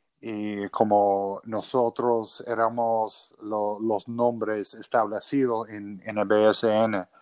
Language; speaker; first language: Spanish; early bilingual, other home language; English